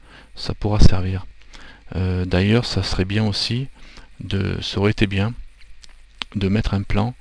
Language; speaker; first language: French; native; French